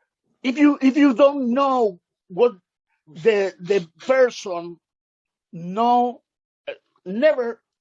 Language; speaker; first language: English; non-native, learner; Spanish